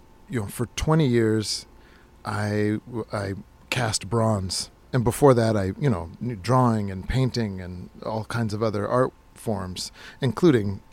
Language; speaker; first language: English; native; English